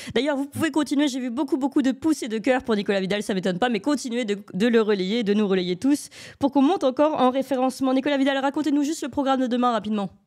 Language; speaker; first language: French; native; French